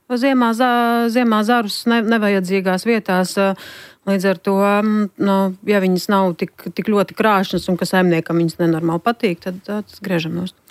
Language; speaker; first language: Latvian; native; Latvian